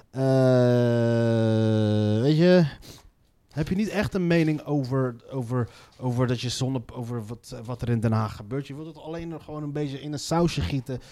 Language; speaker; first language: Dutch; native; Dutch